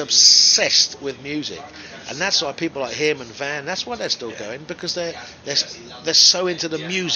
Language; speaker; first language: English; native; English